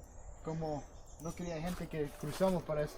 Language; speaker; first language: Spanish; early bilingual, heritage; English